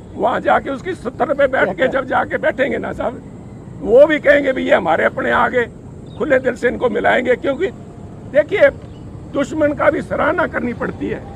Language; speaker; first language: Hindi; non-native, local second language; Punjabi